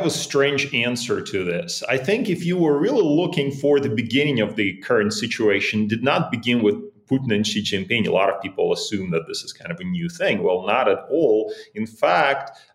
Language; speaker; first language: English; non-native, fluent; Russian